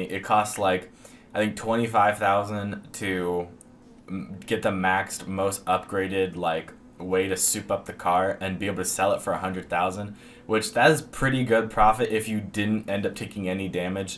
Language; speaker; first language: English; native; English